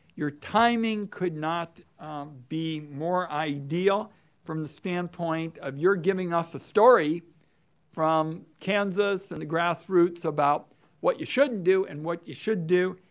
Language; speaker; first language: English; native; English